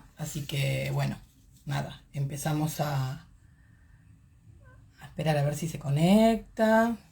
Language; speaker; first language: Spanish; native; Spanish